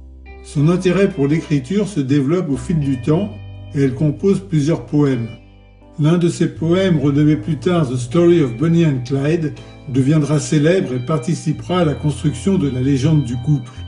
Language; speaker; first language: French; native; French